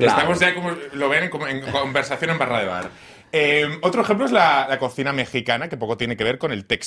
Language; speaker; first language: Spanish; native; Spanish